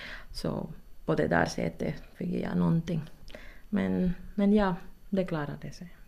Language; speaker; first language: Swedish; non-native, fluent; Spanish